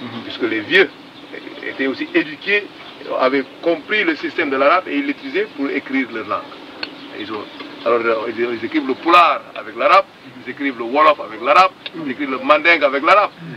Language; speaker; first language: French; non-native, local second language; Wolof